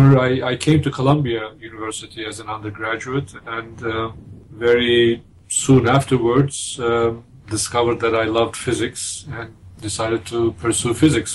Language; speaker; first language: English; non-native, fluent; Turkish